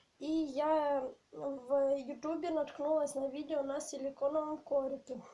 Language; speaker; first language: Russian; non-native, local second language; Ukrainian